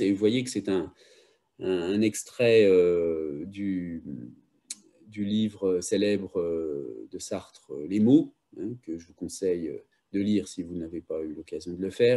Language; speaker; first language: French; native; French